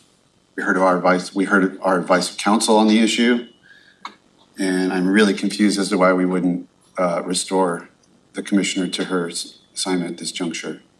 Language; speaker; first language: English; native; English